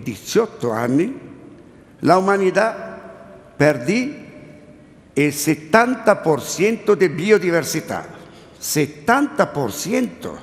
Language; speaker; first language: Spanish; non-native, learner; Italian